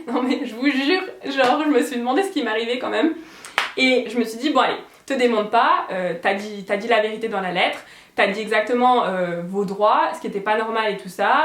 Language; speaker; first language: French; native; French